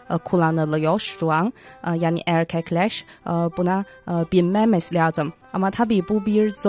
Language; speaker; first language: Turkish; non-native, fluent; Chinese